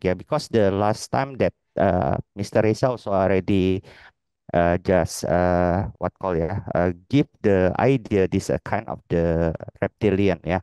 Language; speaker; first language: English; non-native, learner; Indonesian